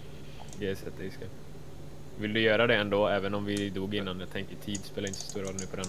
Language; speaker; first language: Swedish; native; Swedish